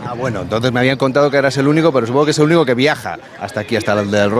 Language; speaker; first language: Spanish; native; Spanish